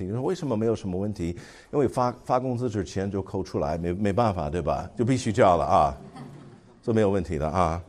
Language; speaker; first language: Chinese; non-native, fluent; English